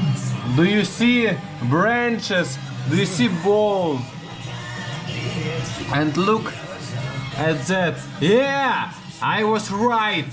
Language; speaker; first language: English; non-native, fluent; Russian